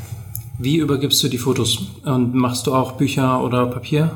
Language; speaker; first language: German; native; German